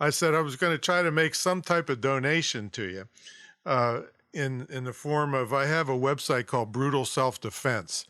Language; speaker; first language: English; native; English